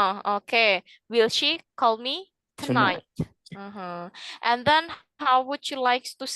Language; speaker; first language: English; non-native, fluent; Indonesian